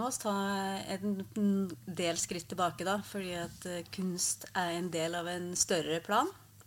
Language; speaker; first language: Norwegian; native; Norwegian